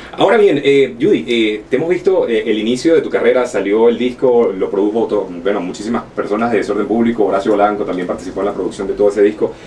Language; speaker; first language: Spanish; native; Spanish